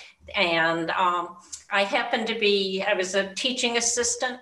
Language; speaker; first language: English; native; English